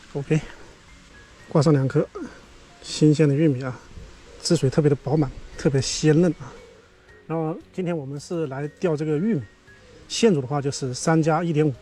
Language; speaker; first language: Chinese; native; Chinese